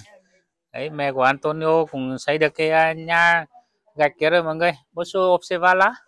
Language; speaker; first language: Portuguese; non-native, learner; Vietnamese